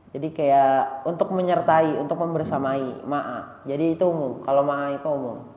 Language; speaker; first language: Indonesian; native; Indonesian